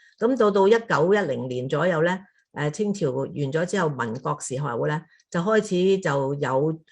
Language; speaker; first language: Cantonese; native; Cantonese